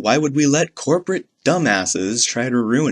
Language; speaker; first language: English; native; English